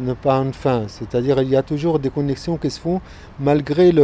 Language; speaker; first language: French; non-native, fluent; Arabic